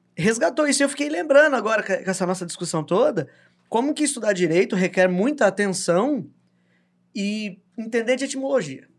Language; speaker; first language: Portuguese; native; Portuguese